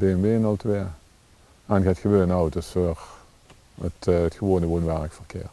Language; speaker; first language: Dutch; native; Dutch